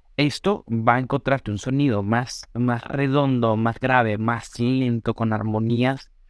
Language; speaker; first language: Spanish; native; Spanish